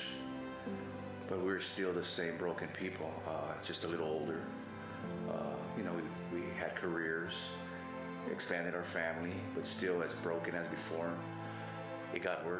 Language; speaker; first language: English; native; English